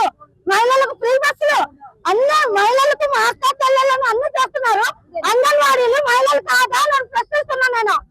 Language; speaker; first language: Telugu; native; Telugu